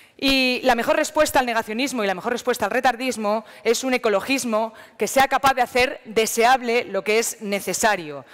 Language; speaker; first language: Spanish; native; Spanish